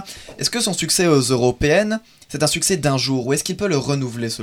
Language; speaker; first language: French; native; French